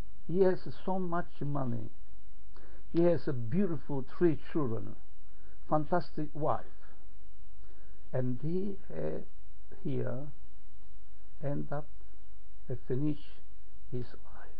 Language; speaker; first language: English; non-native, fluent; Italian